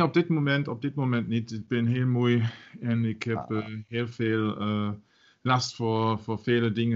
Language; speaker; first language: Dutch; non-native, learner; German